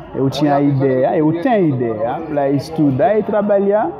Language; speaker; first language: Portuguese; non-native, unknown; Haitian Creole